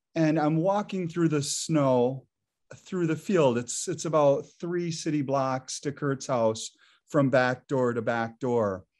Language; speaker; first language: English; native; English